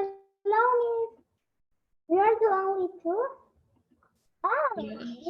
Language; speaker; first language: English; non-native, learner; Spanish